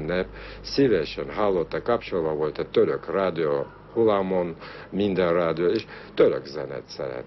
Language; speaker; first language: Hungarian; non-native, fluent; Armenian